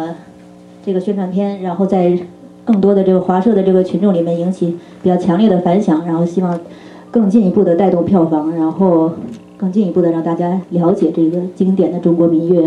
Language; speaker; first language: Chinese; native; Chinese